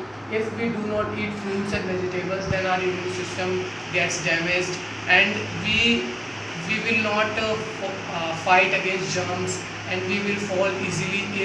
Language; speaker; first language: English; non-native, learner; Hindi